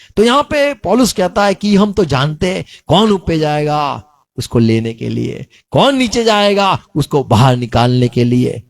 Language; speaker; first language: Hindi; non-native, local second language; Gujarati